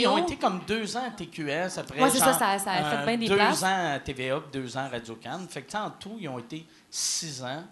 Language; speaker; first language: French; native; French